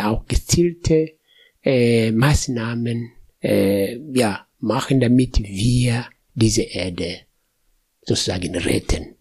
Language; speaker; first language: German; non-native, fluent; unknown